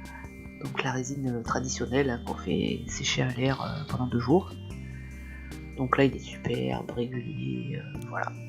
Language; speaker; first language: French; native; French